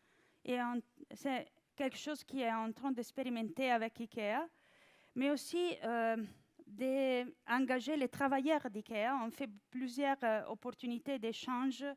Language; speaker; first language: French; non-native, fluent; Italian